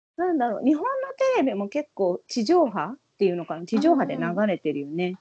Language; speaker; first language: Japanese; native; Japanese